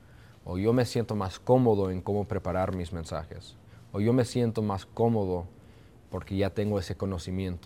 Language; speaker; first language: Spanish; early bilingual, heritage; Spanish